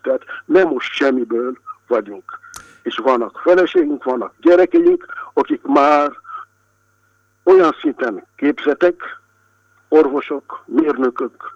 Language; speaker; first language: Hungarian; non-native, fluent; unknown